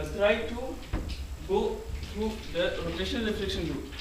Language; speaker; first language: English; non-native, fluent; French